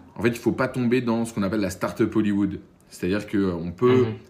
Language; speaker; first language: French; native; French